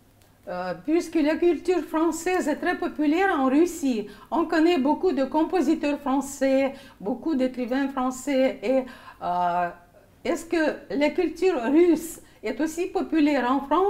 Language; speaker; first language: French; non-native, fluent; Russian